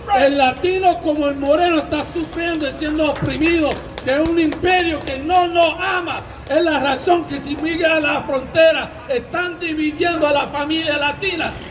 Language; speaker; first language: Spanish; early bilingual, heritage; Spanish